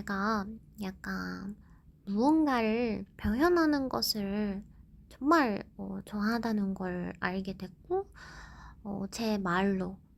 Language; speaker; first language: Korean; non-native, fluent; Japanese